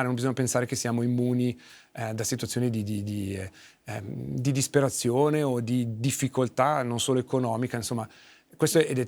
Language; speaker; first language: Italian; native; Italian